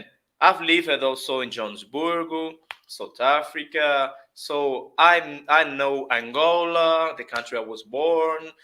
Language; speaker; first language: English; non-native, fluent; Portuguese